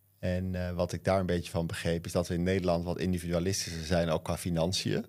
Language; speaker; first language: Dutch; native; Dutch